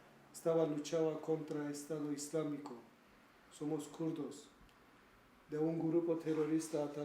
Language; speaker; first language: Spanish; non-native, learner; Kurdish